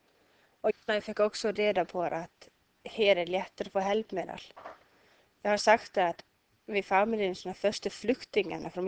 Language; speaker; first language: Swedish; non-native, learner; Icelandic